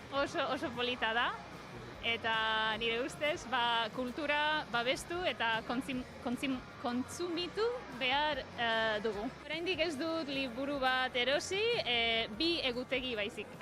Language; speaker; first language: Basque; non-native, fluent; English